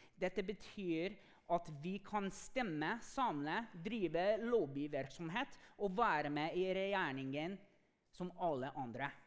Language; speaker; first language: Norwegian; non-native, fluent; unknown